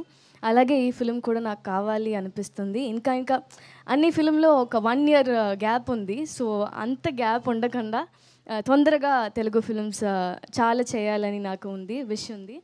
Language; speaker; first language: Telugu; non-native, learner; Tamil